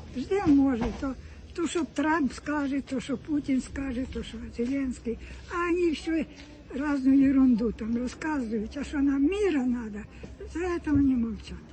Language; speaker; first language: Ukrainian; native; Ukrainian